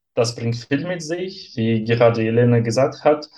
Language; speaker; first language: German; non-native, fluent; Russian